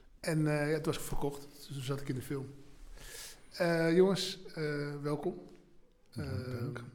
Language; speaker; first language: Dutch; native; Dutch